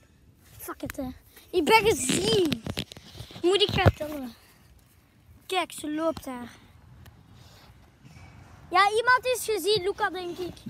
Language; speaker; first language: Dutch; native; Dutch